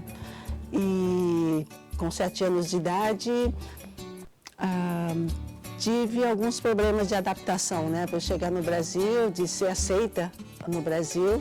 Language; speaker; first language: Portuguese; early bilingual, other home language; Cantonese